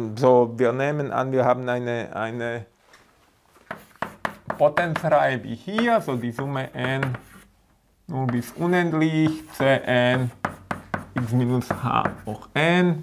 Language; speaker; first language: German; non-native, fluent; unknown